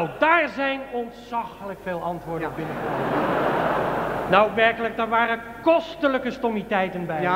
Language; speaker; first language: Dutch; native; Dutch